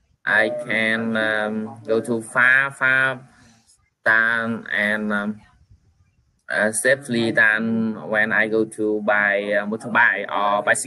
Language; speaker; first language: English; non-native, learner; Vietnamese